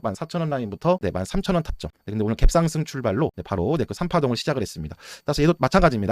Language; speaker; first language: Korean; native; Korean